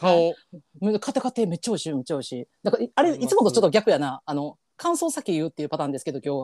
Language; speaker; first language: Japanese; native; Japanese